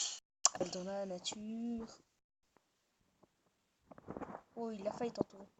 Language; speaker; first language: French; native; French